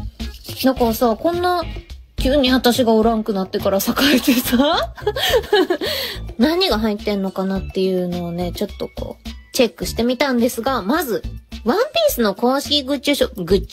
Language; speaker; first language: Japanese; native; Japanese